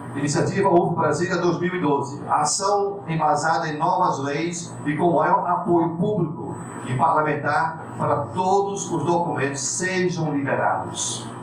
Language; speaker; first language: Portuguese; native; Portuguese